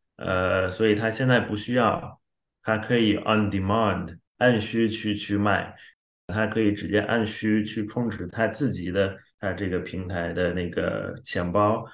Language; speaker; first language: Chinese; non-native, fluent; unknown